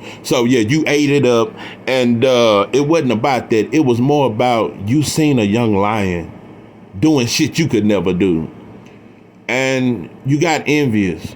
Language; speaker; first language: English; native; English